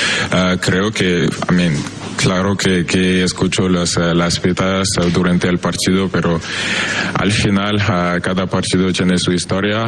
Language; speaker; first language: Spanish; non-native, fluent; French